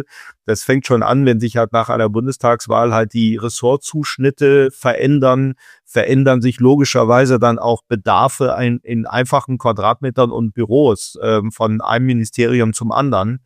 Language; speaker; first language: German; native; German